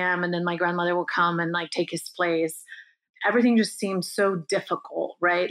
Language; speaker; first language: English; early bilingual, other home language; Bulgarian